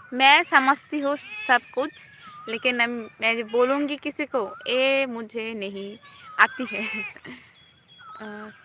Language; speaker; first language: Hindi; non-native, learner; Bangla